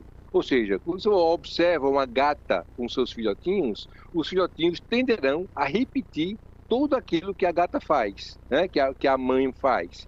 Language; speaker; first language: Portuguese; native; Portuguese